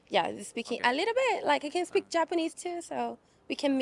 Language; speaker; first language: English; non-native, fluent; Portuguese